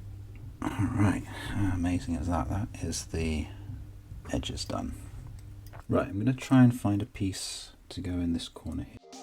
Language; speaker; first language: English; native; English